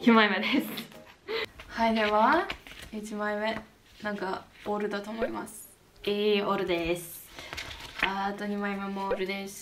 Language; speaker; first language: Japanese; non-native, learner; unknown